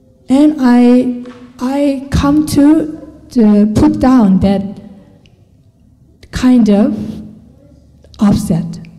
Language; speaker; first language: English; non-native, learner; Korean